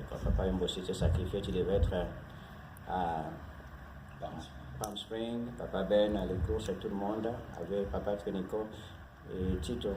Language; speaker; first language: French; non-native, local second language; Lingala